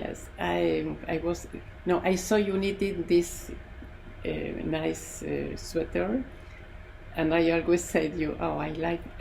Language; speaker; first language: English; non-native, learner; Spanish